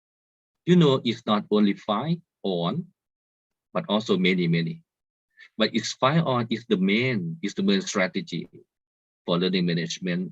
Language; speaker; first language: English; non-native, learner; Thai